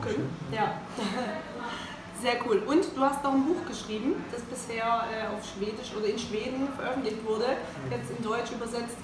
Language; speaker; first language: German; native; German